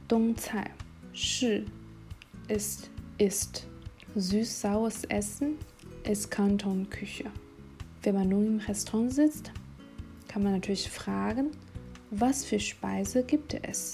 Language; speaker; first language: German; non-native, fluent; Chinese